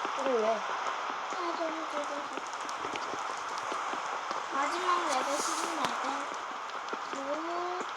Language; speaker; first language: Korean; native; Korean